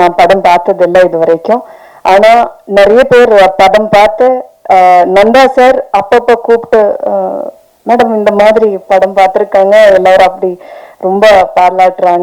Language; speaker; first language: Tamil; non-native, fluent; Malayalam